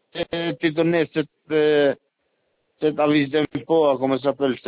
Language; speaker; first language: French; non-native, learner; Albanian